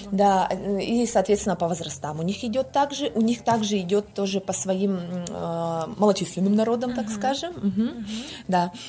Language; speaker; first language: Russian; non-native, local second language; Yakut